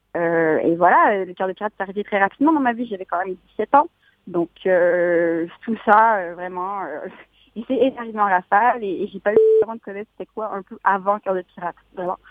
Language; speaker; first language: French; native; French